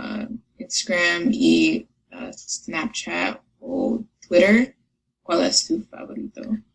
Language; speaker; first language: Spanish; non-native, learner; English